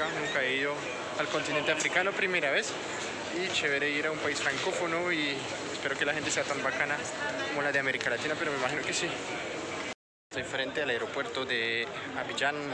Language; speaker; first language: Spanish; non-native, fluent; French